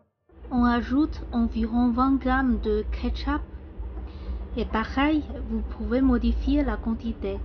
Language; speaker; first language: French; non-native, fluent; Chinese